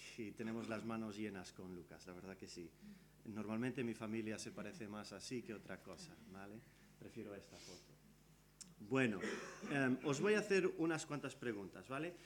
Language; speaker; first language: Spanish; early bilingual, other home language; English